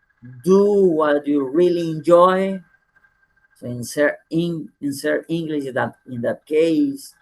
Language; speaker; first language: English; non-native, fluent; Spanish